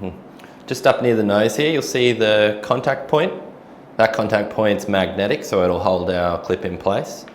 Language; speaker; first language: English; native; English